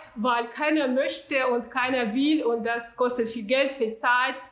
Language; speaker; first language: German; non-native, fluent; Russian